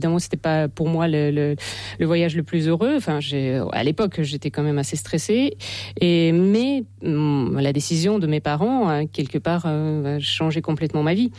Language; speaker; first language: French; non-native, fluent; Russian